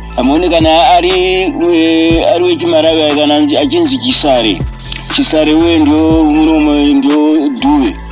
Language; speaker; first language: Shona; non-native, local second language; Nyanja